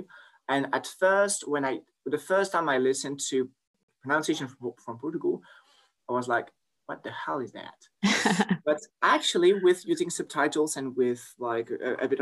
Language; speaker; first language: English; non-native, fluent; French